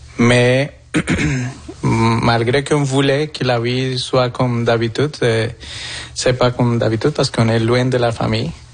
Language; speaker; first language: French; non-native, fluent; Spanish